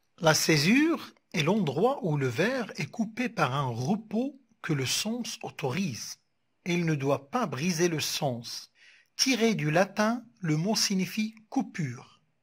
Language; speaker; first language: French; non-native, local second language; Arabic